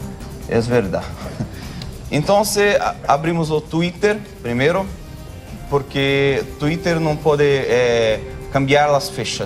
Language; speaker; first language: Spanish; non-native, learner; Portuguese